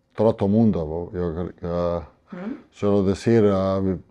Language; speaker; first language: Spanish; non-native, fluent; Croatian